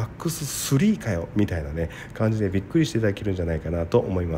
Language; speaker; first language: Japanese; native; Japanese